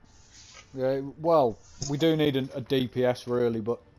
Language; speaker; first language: English; native; English